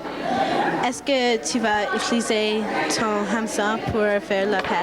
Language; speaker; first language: French; non-native, local second language; English